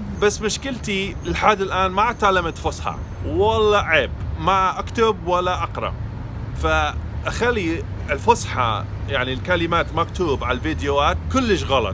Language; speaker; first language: Arabic; non-native, fluent; English